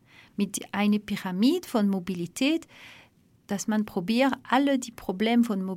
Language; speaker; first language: German; non-native, fluent; Dutch